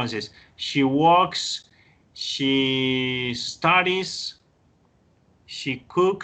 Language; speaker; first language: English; non-native, fluent; Spanish